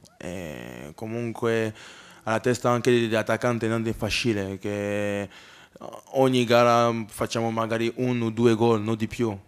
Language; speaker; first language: Italian; non-native, learner; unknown